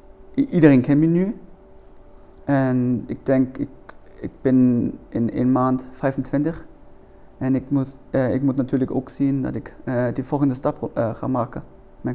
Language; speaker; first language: Dutch; non-native, learner; German